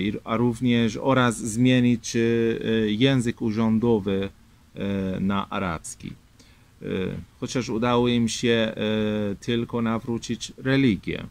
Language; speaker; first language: Polish; non-native, fluent; Persian